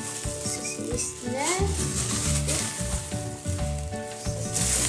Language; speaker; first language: French; native; French